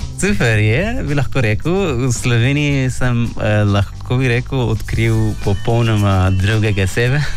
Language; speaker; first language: Slovenian; non-native, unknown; Arabic